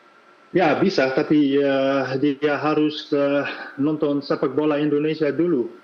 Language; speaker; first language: Indonesian; non-native, fluent; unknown